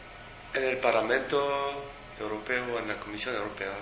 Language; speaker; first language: Spanish; non-native, fluent; French